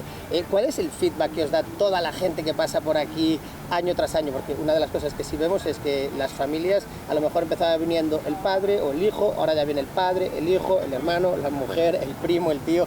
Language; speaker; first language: Spanish; native; Spanish